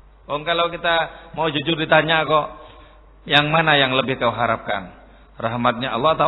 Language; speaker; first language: Indonesian; native; Indonesian